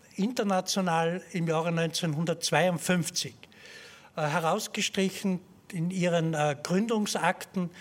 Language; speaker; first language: German; native; German